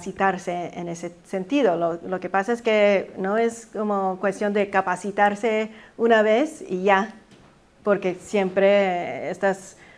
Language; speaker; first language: Spanish; early bilingual, heritage; Spanish